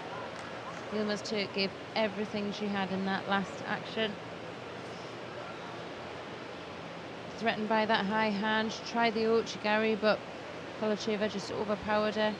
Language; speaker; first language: English; native; English